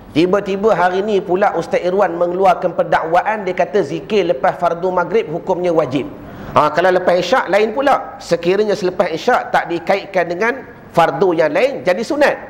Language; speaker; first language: Malay; native; Malay